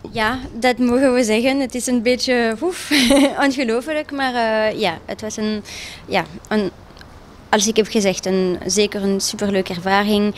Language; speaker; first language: Dutch; non-native, local second language; French